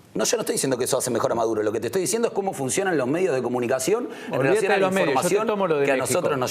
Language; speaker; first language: Spanish; native; Spanish